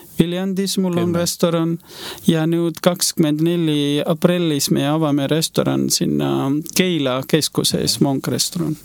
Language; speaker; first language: Estonian; non-native, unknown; Hindi